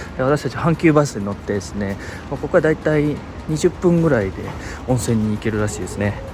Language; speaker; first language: Japanese; native; Japanese